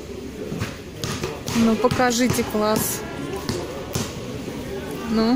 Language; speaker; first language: Russian; native; Russian